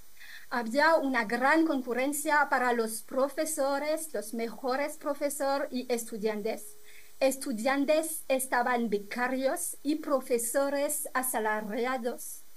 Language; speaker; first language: Spanish; non-native, fluent; French